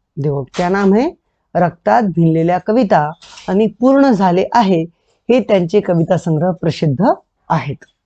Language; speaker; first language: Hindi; non-native, local second language; Marathi